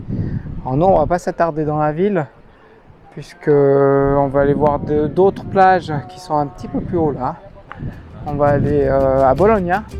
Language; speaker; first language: French; native; French